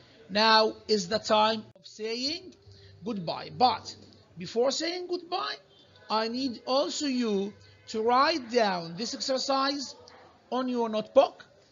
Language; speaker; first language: English; non-native, fluent; Arabic